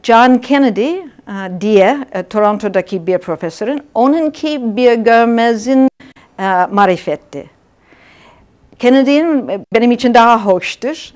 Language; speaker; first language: Turkish; non-native, fluent; English